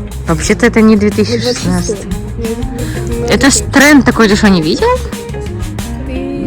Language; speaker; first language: Russian; native; Russian